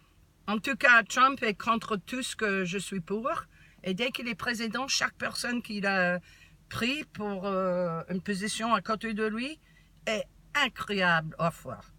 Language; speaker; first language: French; non-native, learner; English